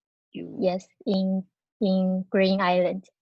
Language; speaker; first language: English; non-native, learner; Chinese